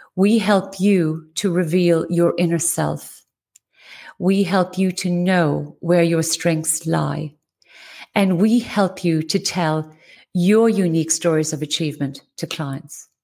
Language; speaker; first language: English; native; English